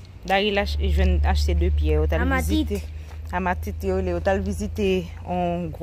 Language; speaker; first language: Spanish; non-native, learner; Haitian Creole